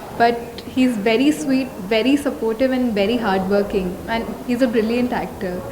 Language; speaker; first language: Telugu; non-native, fluent; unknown